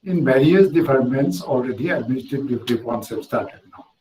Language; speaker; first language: English; non-native, local second language; Assamese